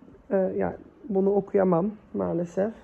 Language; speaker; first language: Turkish; early bilingual, heritage; Turkish